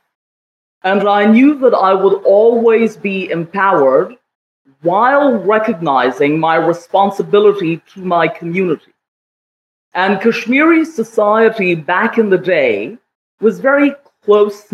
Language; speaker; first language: English; non-native, local second language; Kashmiri